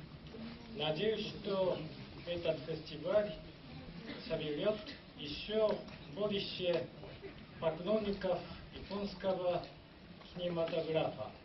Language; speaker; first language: Russian; non-native, fluent; Japanese